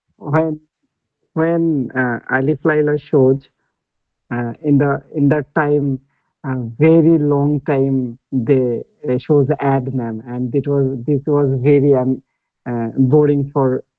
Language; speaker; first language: English; non-native, learner; Bangla